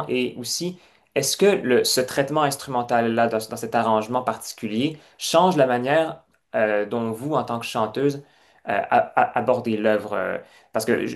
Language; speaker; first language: French; native; French